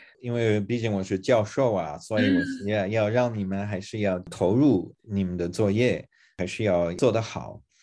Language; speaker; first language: Chinese; non-native, fluent; English